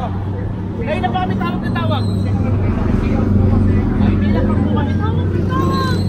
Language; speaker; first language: Filipino; native; Filipino